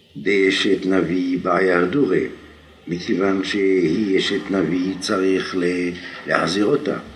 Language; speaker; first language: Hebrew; non-native, fluent; French